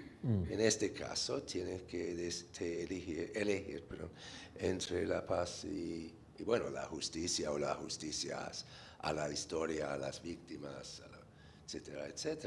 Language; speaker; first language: Spanish; non-native, fluent; English